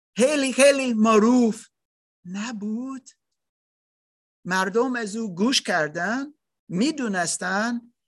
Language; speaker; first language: Persian; non-native, learner; German